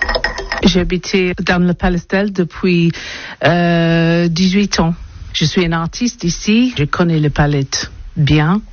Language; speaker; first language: French; non-native, learner; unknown